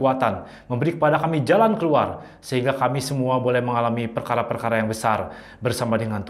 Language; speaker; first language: Indonesian; native; Indonesian